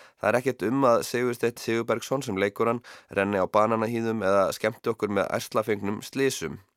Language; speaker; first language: Icelandic; native; Icelandic